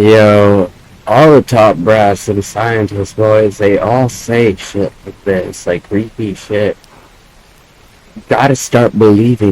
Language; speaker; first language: English; native; English